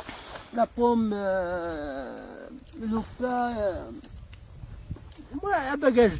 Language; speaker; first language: French; non-native, learner; Arabic